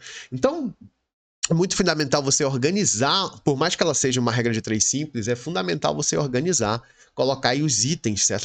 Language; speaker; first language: Portuguese; native; Portuguese